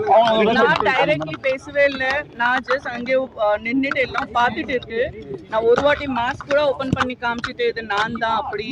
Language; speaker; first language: Tamil; non-native, learner; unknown